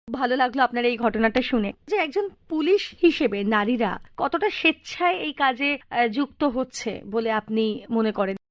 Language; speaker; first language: Bangla; native; Bangla